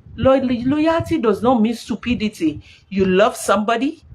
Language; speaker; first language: English; non-native, local second language; Yoruba